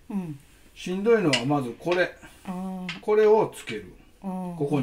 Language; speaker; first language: Japanese; native; Japanese